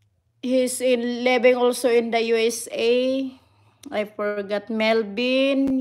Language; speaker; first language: English; non-native, local second language; Cebuano